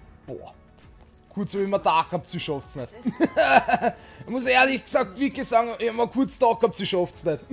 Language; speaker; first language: German; native; German